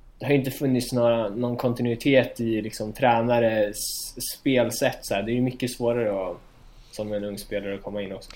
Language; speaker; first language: Swedish; native; Swedish